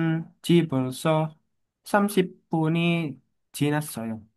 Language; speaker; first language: Korean; non-native, learner; Indonesian